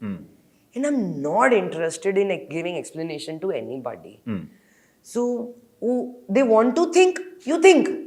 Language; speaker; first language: Telugu; non-native, local second language; Hindi